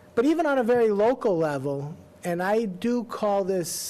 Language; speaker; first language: English; native; English